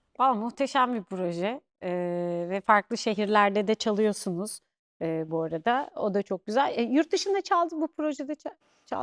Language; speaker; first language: Turkish; native; Turkish